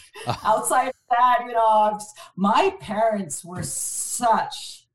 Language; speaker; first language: English; non-native, fluent; French